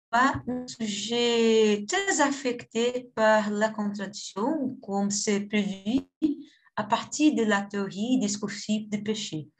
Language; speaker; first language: French; non-native, fluent; Portuguese